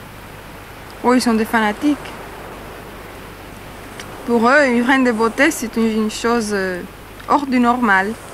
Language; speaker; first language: French; non-native, fluent; Spanish